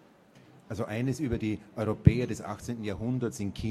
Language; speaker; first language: German; native; German